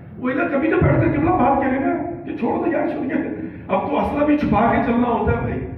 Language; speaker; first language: Urdu; non-native, local second language; Pashto